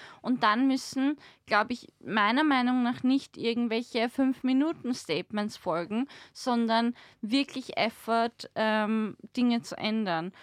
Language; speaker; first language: German; native; German